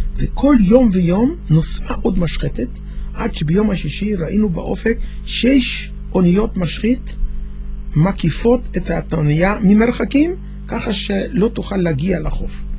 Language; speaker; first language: Hebrew; non-native, fluent; Yiddish